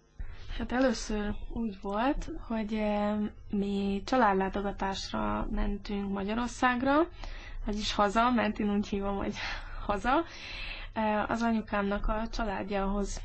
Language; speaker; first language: Hungarian; early bilingual, heritage; English